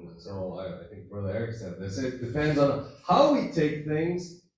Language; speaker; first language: English; non-native, learner; Korean